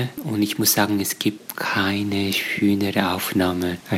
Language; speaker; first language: German; non-native, fluent; Korean